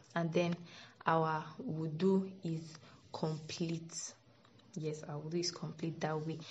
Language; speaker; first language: English; non-native, local second language; Yoruba